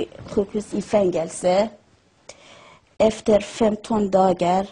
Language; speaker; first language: Swedish; non-native, learner; Persian